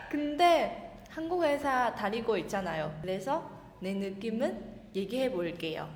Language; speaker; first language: Korean; non-native, learner; Vietnamese